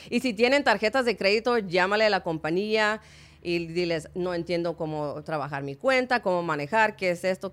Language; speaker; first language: Spanish; early bilingual, heritage; Spanish